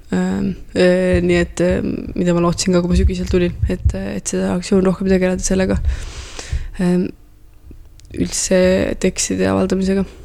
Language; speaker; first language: Estonian; early bilingual, heritage; Estonian